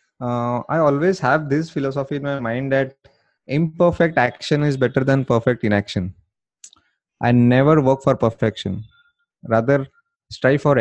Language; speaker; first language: English; non-native, local second language; Marathi